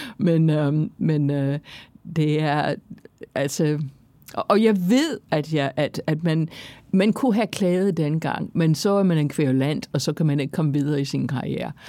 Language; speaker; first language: Danish; non-native, fluent; English